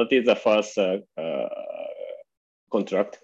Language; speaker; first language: English; non-native, fluent; Japanese